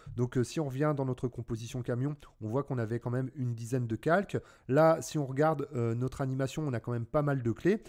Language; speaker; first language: French; native; French